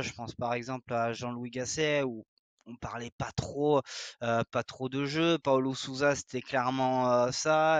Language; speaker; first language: French; native; French